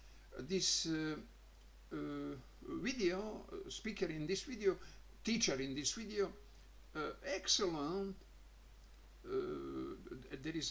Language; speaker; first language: English; non-native, learner; Croatian